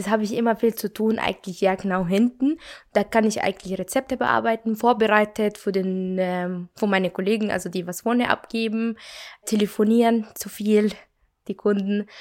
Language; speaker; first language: German; non-native, learner; Arabic